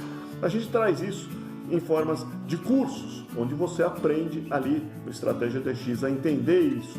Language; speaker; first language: Portuguese; native; Portuguese